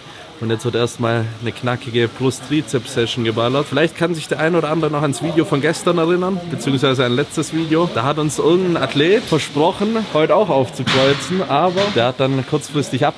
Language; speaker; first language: German; native; German